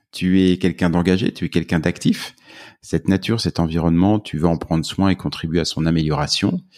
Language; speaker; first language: French; native; French